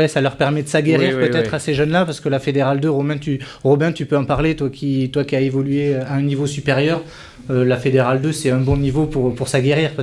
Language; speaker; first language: French; native; French